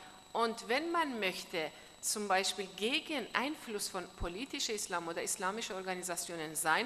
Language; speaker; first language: German; non-native, learner; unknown